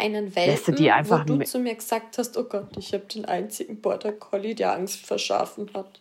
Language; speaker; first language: German; native; German